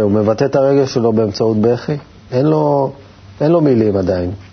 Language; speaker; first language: Hebrew; native; Hebrew